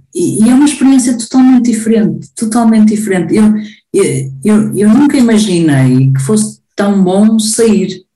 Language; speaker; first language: Portuguese; native; Portuguese